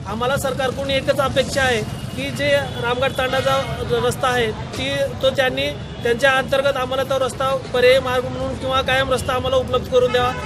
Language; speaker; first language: Marathi; non-native, local second language; Lambadi